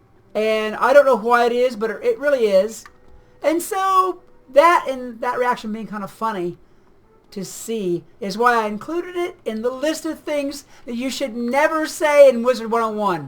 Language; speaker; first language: English; native; English